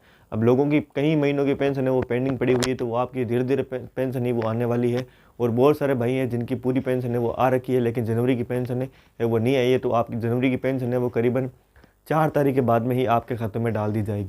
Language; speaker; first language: Hindi; non-native, local second language; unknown